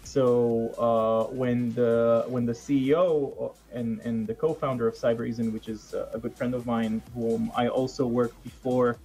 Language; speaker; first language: English; non-native, fluent; Hebrew